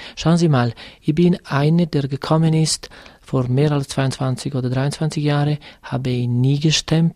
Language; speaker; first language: German; non-native, fluent; Serbian